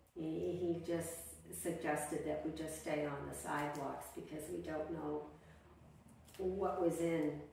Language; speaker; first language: English; native; English